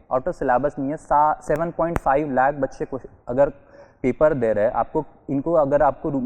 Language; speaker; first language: Hindi; non-native, fluent; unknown